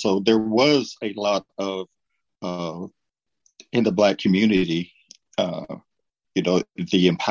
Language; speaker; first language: English; native; English